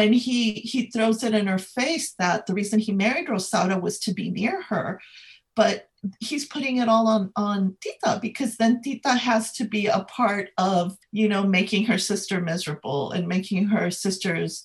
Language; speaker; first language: English; native; English